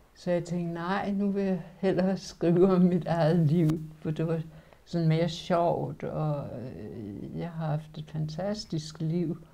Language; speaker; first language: Danish; early bilingual, other home language; Polish